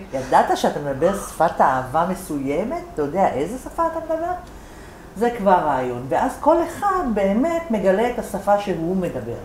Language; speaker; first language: Hebrew; native; Hebrew